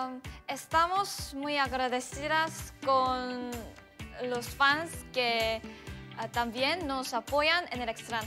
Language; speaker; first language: Spanish; non-native, learner; Korean